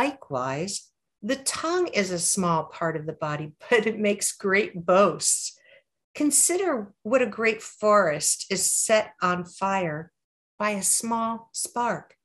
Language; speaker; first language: English; native; English